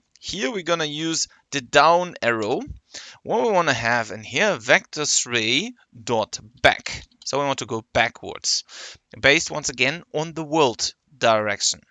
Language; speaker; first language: English; non-native, fluent; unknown